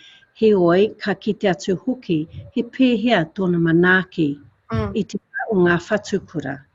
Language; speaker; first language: Māori; non-native, local second language; English